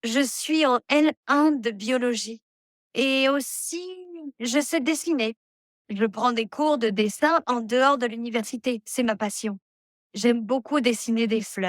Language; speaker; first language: French; non-native, learner; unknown